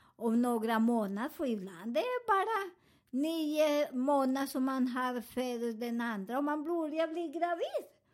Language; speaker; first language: Swedish; non-native, fluent; Spanish